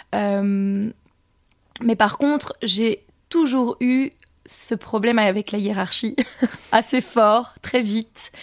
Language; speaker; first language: French; native; French